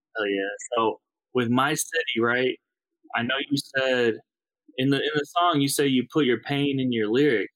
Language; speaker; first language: English; native; English